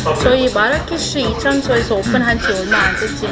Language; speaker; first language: Korean; non-native, fluent; Arabic